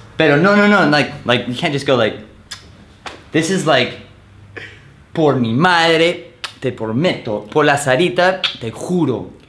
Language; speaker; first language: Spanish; non-native, fluent; English